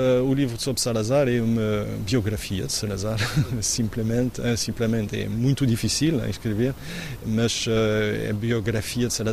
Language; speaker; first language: Portuguese; non-native, learner; French